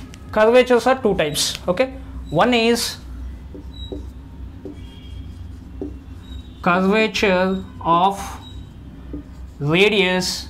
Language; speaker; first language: English; non-native, local second language; Telugu